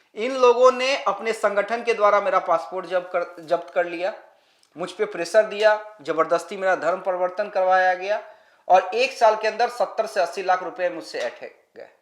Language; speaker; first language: Hindi; native; Hindi